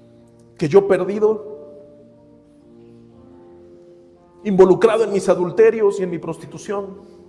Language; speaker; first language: Spanish; native; Spanish